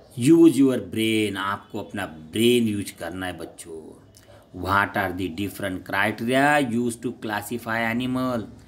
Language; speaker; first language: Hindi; non-native, local second language; Marathi